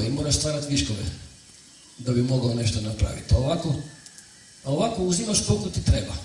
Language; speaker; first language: Croatian; native; Croatian